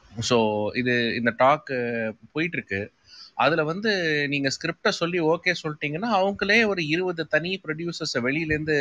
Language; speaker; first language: Tamil; native; Tamil